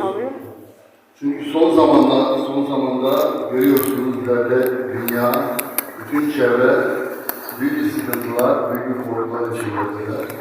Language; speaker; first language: Turkish; non-native, fluent; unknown